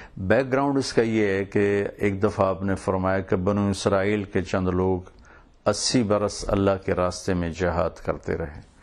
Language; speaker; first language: Urdu; non-native, local second language; Punjabi